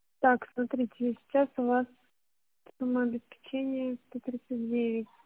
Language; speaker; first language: Russian; native; Russian